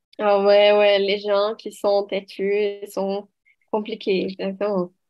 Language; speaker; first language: French; non-native, learner; Portuguese